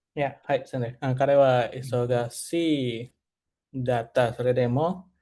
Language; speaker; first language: Japanese; non-native, learner; Indonesian